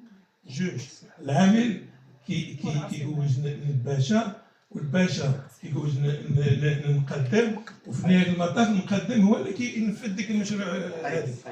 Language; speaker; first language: Arabic; native; Arabic